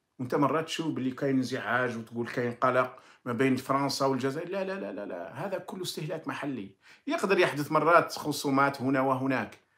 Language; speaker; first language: Arabic; native; Arabic